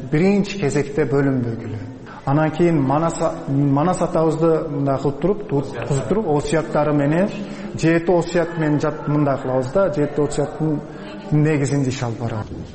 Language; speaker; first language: Kyrgyz; non-native, local second language; Uzbek